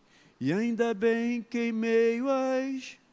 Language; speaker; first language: Portuguese; native; Portuguese